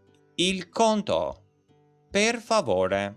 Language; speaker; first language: Italian; non-native, fluent; Albanian